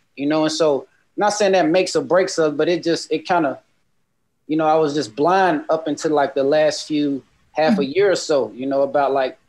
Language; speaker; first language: English; native; English